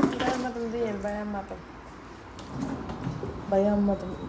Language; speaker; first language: Turkish; non-native, learner; Arabic